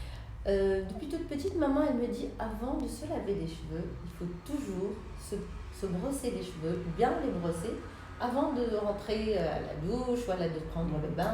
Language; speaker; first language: French; non-native, local second language; Arabic